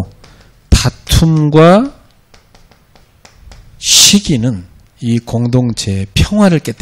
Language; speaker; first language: Korean; native; Korean